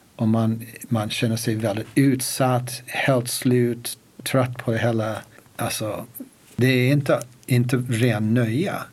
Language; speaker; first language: Swedish; non-native, fluent; English